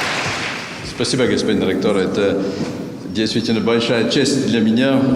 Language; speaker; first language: Russian; non-native, fluent; French